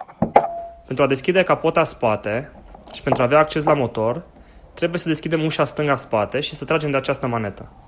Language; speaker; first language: Romanian; native; Romanian